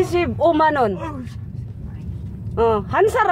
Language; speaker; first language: Korean; non-native, learner; Filipino